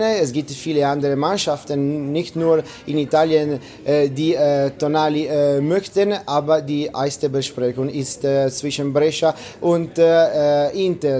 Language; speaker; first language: German; non-native, learner; Italian